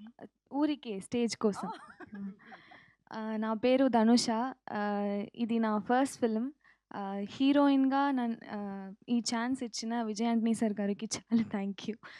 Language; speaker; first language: Telugu; non-native, local second language; Tamil